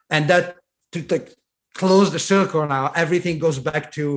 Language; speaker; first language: English; non-native, fluent; Italian